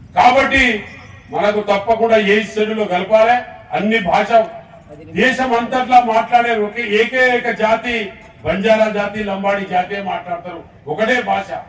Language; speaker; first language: Telugu; non-native, local second language; Lambadi